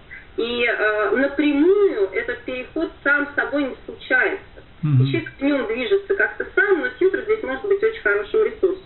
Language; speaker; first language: Russian; native; Russian